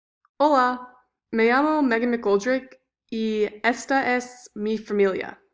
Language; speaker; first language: Spanish; non-native, learner; English